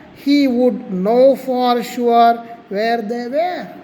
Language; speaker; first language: English; non-native, local second language; Marathi